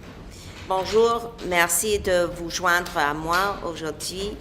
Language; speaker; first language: French; non-native, local second language; English